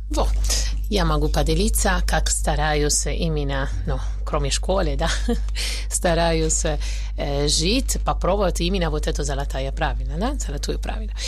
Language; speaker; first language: Russian; non-native, learner; Italian